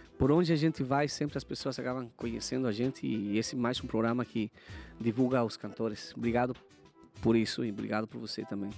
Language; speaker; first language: Portuguese; non-native, fluent; Spanish